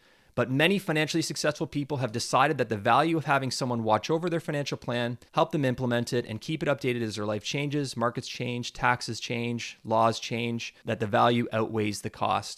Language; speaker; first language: English; native; English